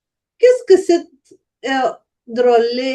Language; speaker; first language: French; non-native, learner; Spanish